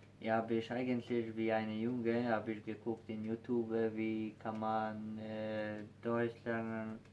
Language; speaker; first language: German; non-native, learner; Albanian